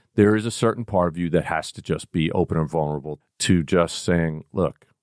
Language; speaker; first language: English; native; English